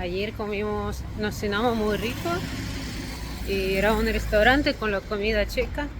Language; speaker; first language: Spanish; non-native, fluent; Russian